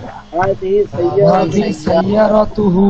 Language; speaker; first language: Arabic; non-native, learner; Bangla